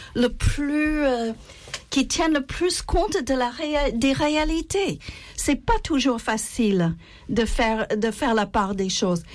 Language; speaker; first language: French; non-native, fluent; English